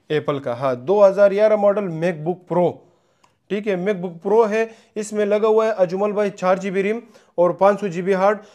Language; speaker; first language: Urdu; non-native, local second language; Punjabi